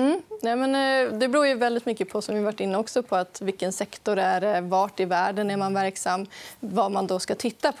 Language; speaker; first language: Swedish; native; Swedish